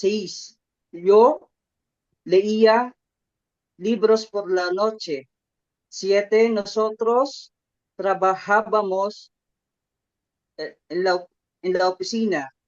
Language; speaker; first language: Spanish; non-native, learner; Filipino